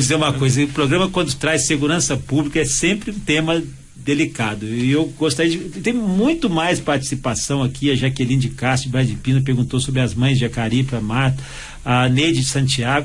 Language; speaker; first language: Portuguese; native; Portuguese